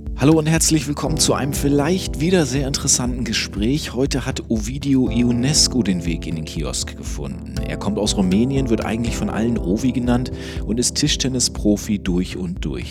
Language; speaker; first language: German; native; German